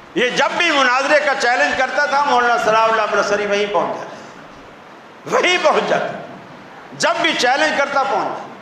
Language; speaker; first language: Urdu; non-native, local second language; Punjabi